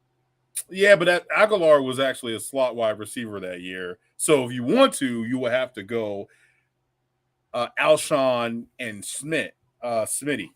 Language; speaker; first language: English; native; English